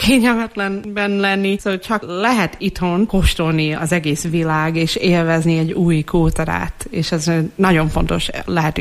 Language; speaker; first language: Hungarian; non-native, fluent; English